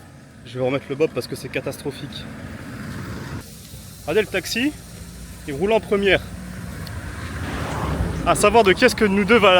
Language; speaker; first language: French; native; French